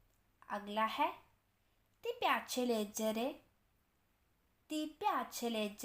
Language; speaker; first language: Italian; non-native, fluent; Urdu